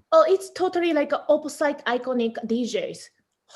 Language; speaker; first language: English; non-native, learner; Japanese